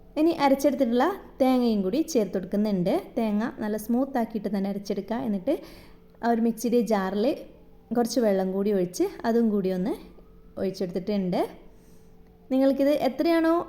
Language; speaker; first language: Malayalam; native; Malayalam